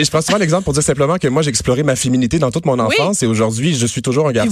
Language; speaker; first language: French; native; French